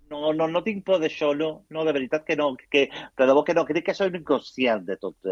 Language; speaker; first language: Catalan; non-native, local second language; Spanish